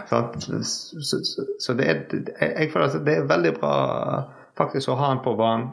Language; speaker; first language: Norwegian; non-native, fluent; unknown